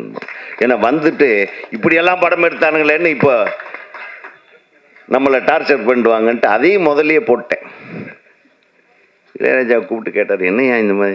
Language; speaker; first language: Tamil; native; Tamil